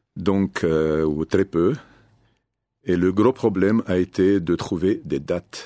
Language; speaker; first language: French; non-native, fluent; Romanian